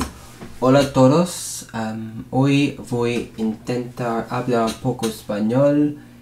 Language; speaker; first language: Spanish; non-native, learner; English